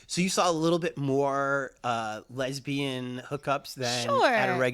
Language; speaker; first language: English; native; English